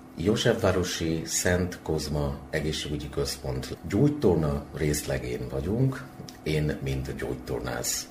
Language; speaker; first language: Hungarian; non-native, fluent; Bangla